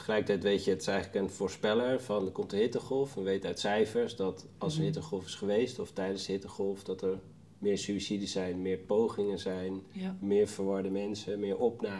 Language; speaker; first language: Dutch; native; Dutch